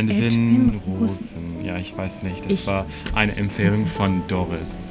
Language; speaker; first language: German; non-native, fluent; English